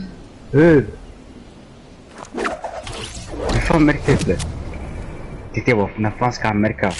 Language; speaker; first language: Swedish; early bilingual, other home language; Turkish